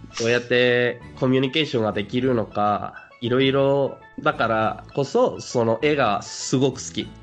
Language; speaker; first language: Japanese; non-native, fluent; Spanish